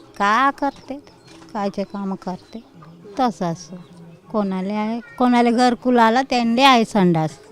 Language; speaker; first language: Marathi; non-native, local second language; Gondi